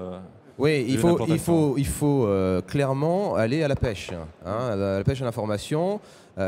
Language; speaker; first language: French; native; French